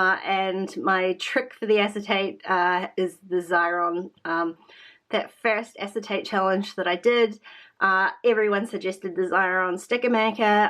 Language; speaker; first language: English; native; English